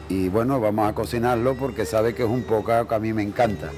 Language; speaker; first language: Spanish; native; Spanish